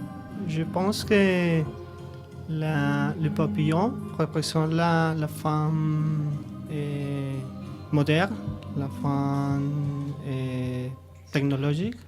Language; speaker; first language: French; non-native, learner; Spanish